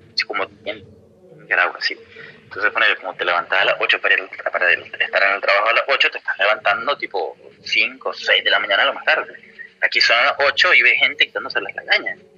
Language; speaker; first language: Spanish; native; Spanish